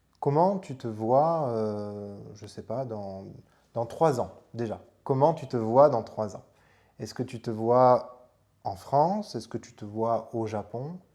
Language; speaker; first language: French; native; French